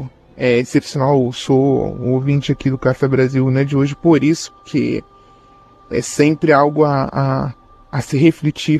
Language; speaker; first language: Portuguese; native; Portuguese